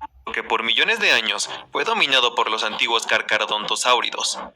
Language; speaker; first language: Spanish; native; Spanish